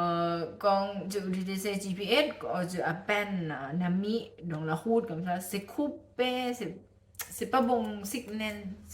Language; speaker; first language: French; non-native, learner; Thai